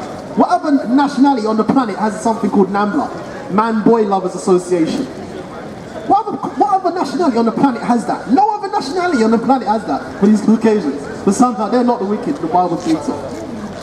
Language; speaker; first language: English; native; English